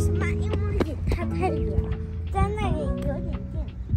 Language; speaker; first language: Chinese; early bilingual, heritage; Chinese